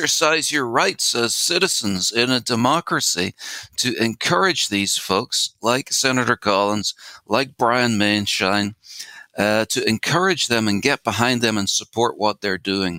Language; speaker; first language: English; native; English